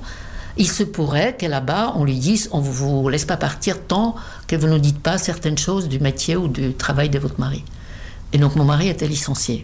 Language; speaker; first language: French; non-native, fluent; Czech